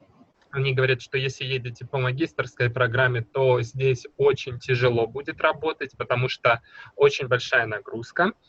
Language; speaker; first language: Russian; native; Russian